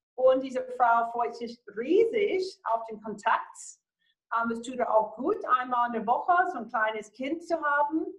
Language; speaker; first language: German; non-native, fluent; English